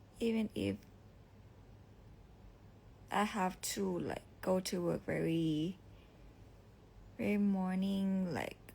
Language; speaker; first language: English; non-native, learner; Thai